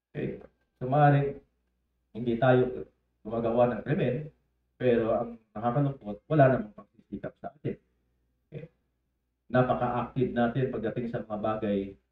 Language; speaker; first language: Filipino; native; Filipino